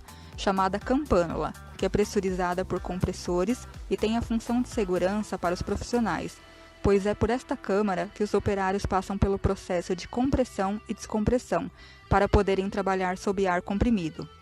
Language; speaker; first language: Portuguese; native; Portuguese